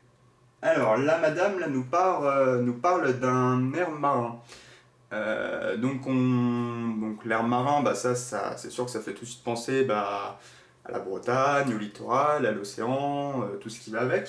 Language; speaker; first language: French; native; French